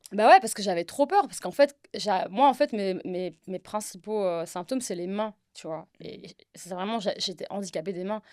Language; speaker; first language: French; early bilingual, other home language; Arabic